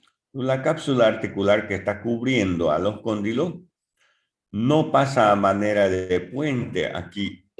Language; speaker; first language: Spanish; native; Spanish